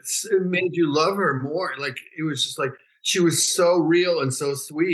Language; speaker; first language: English; native; English